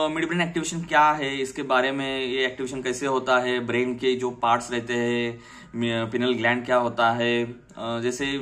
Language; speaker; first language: Hindi; non-native, local second language; Marathi